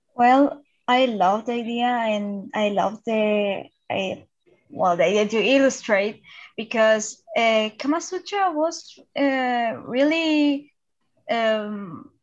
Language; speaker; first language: English; non-native, fluent; Spanish